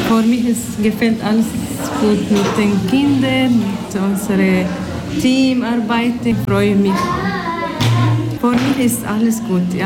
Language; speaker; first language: German; non-native, learner; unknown